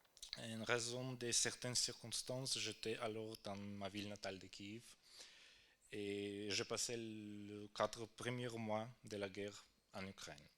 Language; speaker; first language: French; non-native, fluent; Ukrainian